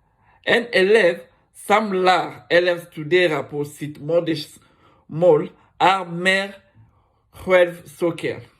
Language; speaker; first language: Swedish; non-native, learner; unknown